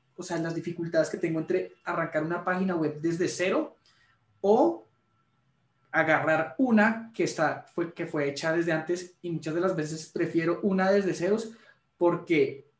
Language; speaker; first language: Spanish; native; Spanish